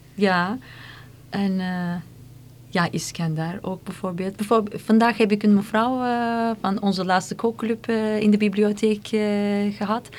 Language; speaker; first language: Dutch; non-native, fluent; Turkish